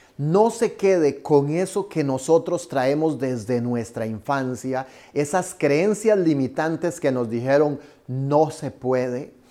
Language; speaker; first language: Spanish; native; Spanish